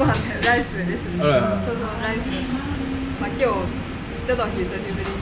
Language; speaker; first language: Japanese; non-native, fluent; Vietnamese